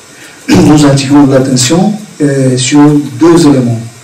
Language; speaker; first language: French; non-native, fluent; Portuguese